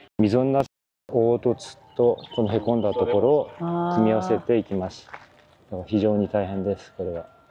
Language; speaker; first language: Japanese; native; Japanese